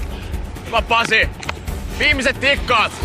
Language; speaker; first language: Finnish; native; Finnish